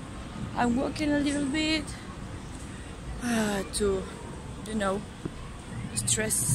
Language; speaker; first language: English; non-native, fluent; Spanish